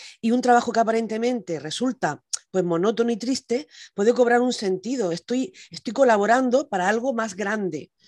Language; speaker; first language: Spanish; native; Spanish